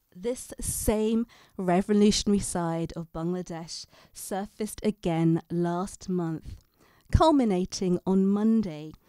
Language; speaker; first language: English; native; English